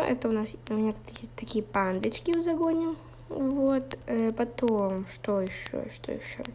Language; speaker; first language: Russian; native; Russian